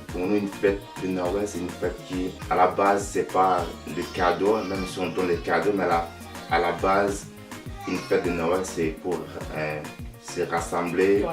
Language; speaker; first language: French; native; French